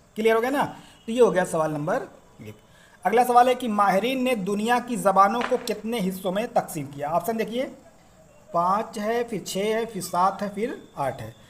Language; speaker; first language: Hindi; native; Hindi